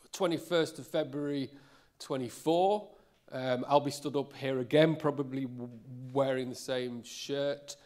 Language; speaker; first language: English; native; English